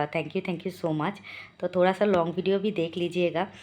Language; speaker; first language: Hindi; non-native, local second language; Bangla